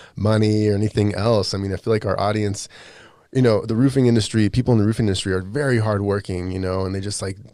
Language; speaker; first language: English; native; English